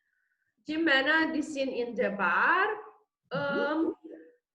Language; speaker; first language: German; non-native, learner; Portuguese